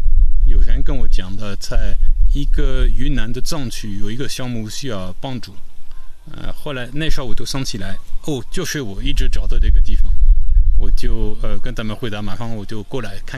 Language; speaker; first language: Chinese; non-native, fluent; French